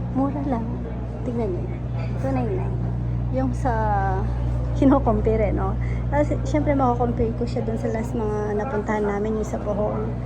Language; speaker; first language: Filipino; native; Filipino